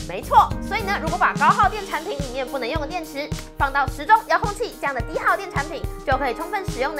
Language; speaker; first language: Chinese; native; Chinese